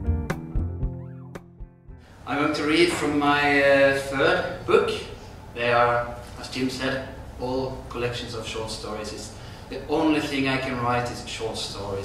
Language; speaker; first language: English; non-native, fluent; Norwegian